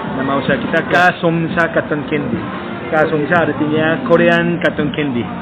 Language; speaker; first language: Indonesian; non-native, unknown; Korean